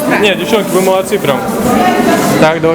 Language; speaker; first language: Russian; native; Russian